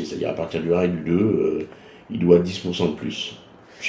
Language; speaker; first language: French; native; French